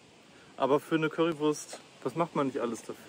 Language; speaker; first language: German; native; German